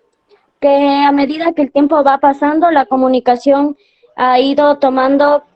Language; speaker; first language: Spanish; native; Spanish